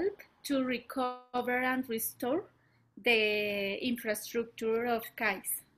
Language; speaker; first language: English; non-native, learner; Spanish